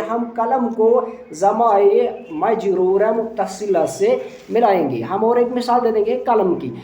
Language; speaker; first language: Urdu; non-native, local second language; Punjabi